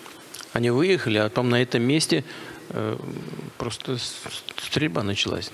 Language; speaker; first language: Russian; native; Russian